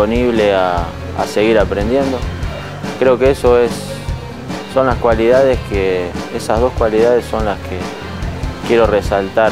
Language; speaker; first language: Spanish; native; Spanish